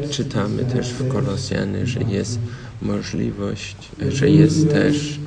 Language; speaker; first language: Polish; early bilingual, heritage; Polish